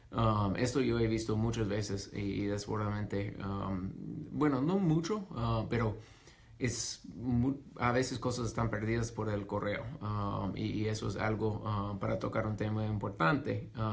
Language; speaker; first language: Spanish; non-native, fluent; English